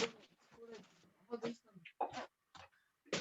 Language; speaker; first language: Japanese; native; Japanese